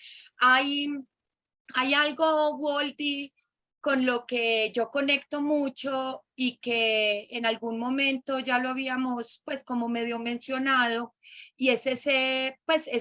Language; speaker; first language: Spanish; native; Spanish